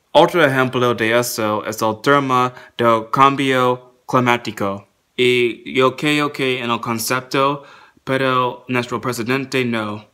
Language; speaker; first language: Spanish; non-native, learner; English